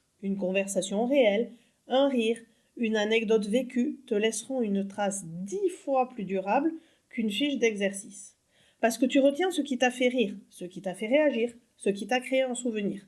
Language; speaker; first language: French; native; French